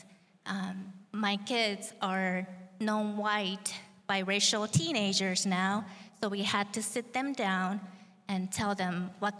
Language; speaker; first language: English; non-native, fluent; Japanese